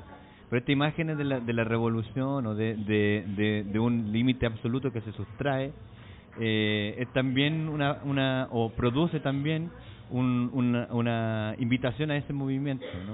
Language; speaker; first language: Spanish; native; Spanish